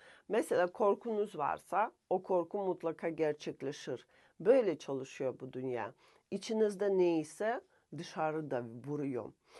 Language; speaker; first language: Turkish; non-native, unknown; Russian